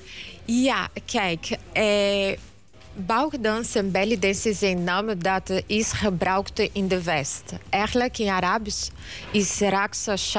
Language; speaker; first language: Dutch; non-native, learner; Portuguese